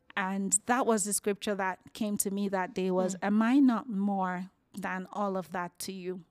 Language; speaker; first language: English; non-native, local second language; Yoruba